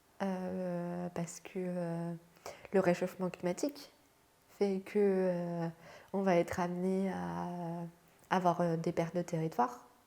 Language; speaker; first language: French; native; French